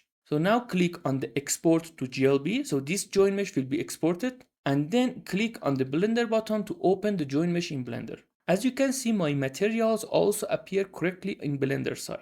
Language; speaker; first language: English; non-native, fluent; Persian